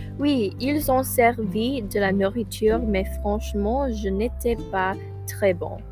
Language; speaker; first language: French; non-native, learner; English